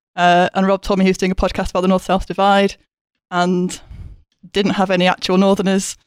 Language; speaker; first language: English; native; English